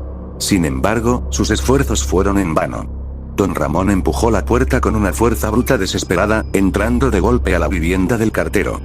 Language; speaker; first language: Spanish; native; Spanish